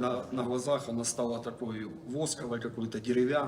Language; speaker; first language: Russian; native; Russian